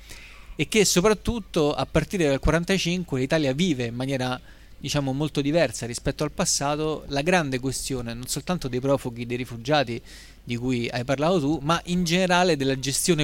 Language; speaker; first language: Italian; native; Italian